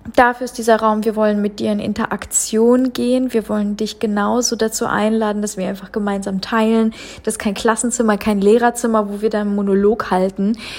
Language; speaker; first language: German; early bilingual, other home language; Russian